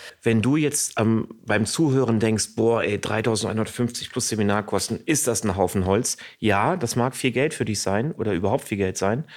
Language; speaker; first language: German; native; German